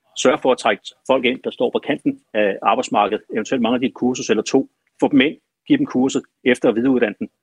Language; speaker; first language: Danish; native; Danish